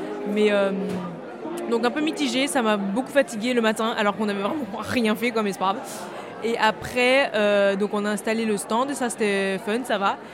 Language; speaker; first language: French; native; French